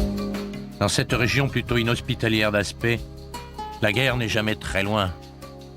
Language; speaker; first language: French; native; French